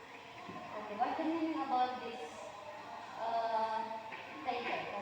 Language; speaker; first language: English; non-native, learner; Indonesian